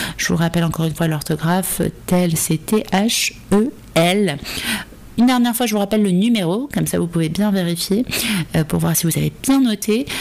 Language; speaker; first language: French; native; French